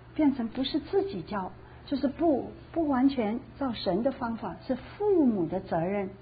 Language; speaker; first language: Chinese; native; Chinese